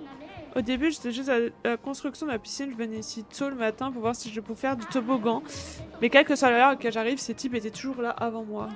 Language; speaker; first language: French; native; French